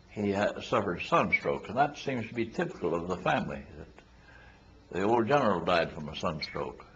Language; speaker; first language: English; native; English